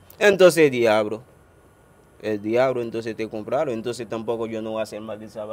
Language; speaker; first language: Spanish; non-native, learner; Haitian Creole